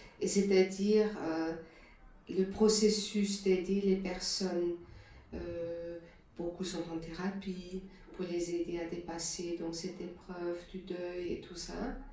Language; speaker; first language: French; non-native, fluent; German